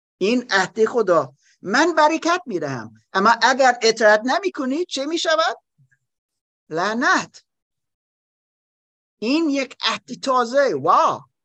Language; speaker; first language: Persian; non-native, learner; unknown